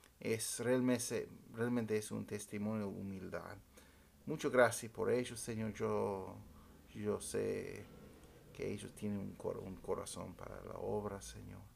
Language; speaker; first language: Spanish; non-native, fluent; English